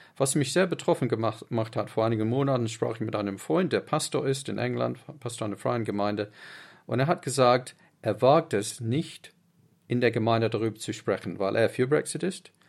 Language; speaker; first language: German; non-native, fluent; English